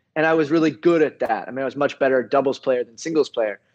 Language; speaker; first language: English; native; English